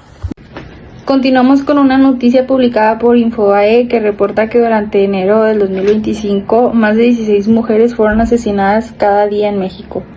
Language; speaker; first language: Spanish; native; Spanish